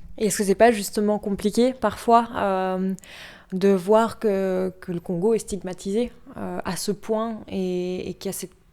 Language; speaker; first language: French; native; French